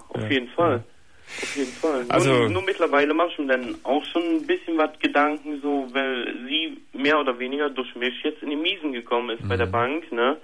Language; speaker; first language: German; native; German